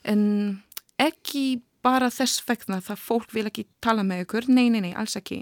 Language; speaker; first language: Icelandic; non-native, learner; Polish